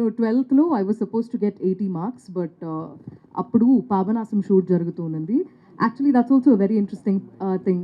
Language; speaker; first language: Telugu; non-native, local second language; Malayalam